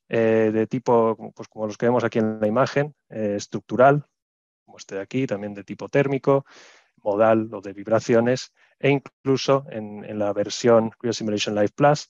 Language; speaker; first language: Spanish; native; Spanish